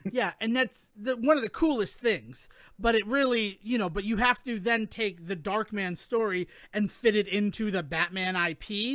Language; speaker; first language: English; native; English